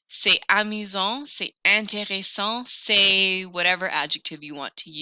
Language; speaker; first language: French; non-native, fluent; English